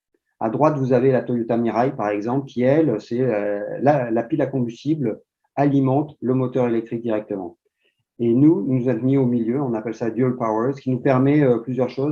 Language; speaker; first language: French; native; French